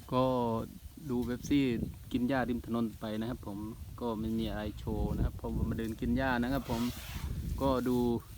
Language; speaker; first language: Thai; non-native, local second language; Northern Khmer